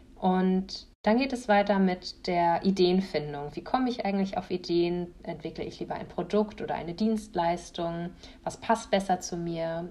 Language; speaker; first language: German; native; German